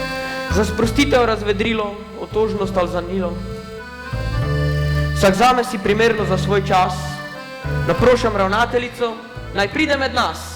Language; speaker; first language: Slovenian; native; Slovenian